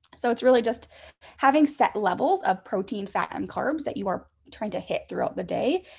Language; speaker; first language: English; native; English